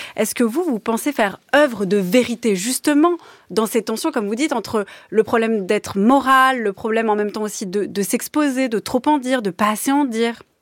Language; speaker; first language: French; native; French